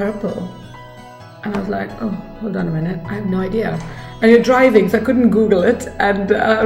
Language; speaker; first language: English; non-native, local second language; Kannada